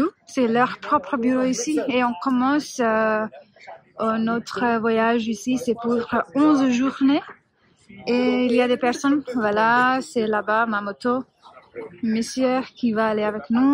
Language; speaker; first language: French; non-native, learner; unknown